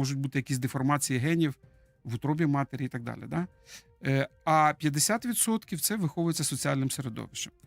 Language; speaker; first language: Ukrainian; native; Ukrainian